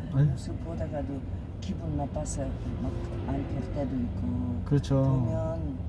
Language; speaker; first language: Korean; non-native, learner; Russian